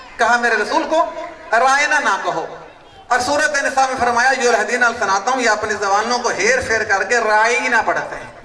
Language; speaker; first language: Urdu; non-native, local second language; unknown